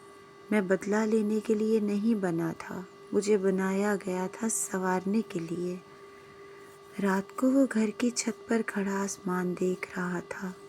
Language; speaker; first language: Urdu; native; Urdu